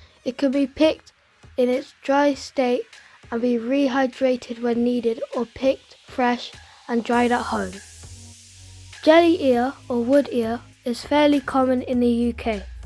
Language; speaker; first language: English; native; English